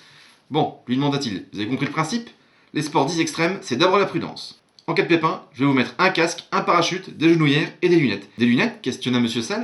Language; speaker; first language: French; native; French